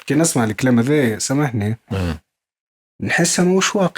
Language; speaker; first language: Arabic; native; Arabic